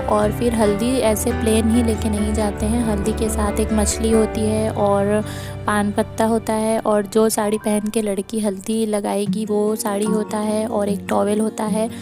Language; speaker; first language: Hindi; non-native, local second language; Bangla